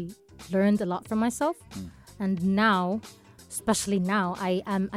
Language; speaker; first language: English; non-native, local second language; Cebuano